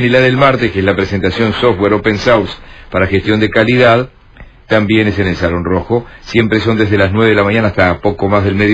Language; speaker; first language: Spanish; native; Spanish